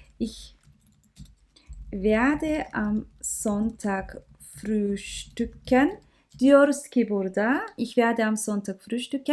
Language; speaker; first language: German; non-native, learner; Turkish